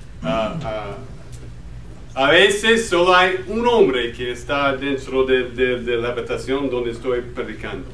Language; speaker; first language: Spanish; non-native, learner; English